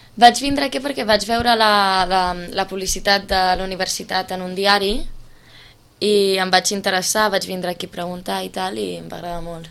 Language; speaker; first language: Catalan; non-native, fluent; Romanian